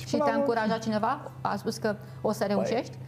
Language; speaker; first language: Romanian; native; Romanian